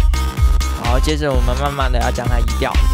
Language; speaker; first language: Chinese; native; Chinese